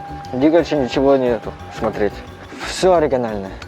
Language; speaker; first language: Russian; non-native, learner; Cantonese